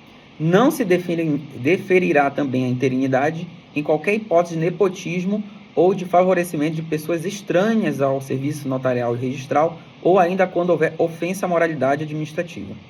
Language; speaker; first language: Portuguese; native; Portuguese